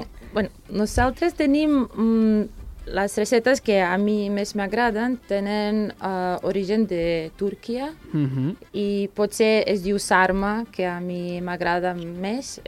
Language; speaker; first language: Catalan; non-native, fluent; Serbian